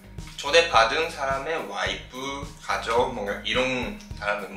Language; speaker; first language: Korean; non-native, fluent; Japanese